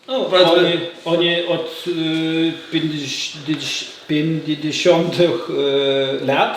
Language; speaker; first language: Polish; non-native, learner; Lithuanian